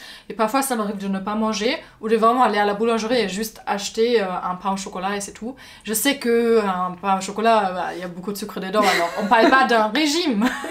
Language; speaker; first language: French; non-native, fluent; German